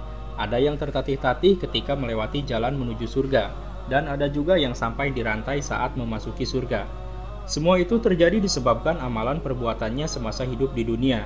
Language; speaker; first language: Indonesian; native; Indonesian